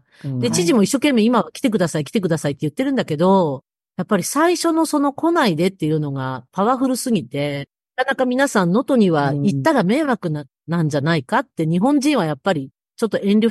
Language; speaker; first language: Japanese; native; Japanese